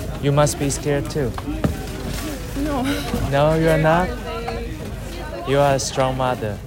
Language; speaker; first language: English; non-native, fluent; Chinese